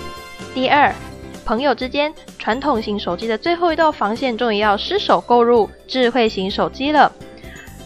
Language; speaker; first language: Chinese; native; Chinese